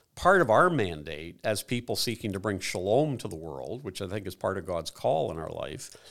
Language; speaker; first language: English; native; English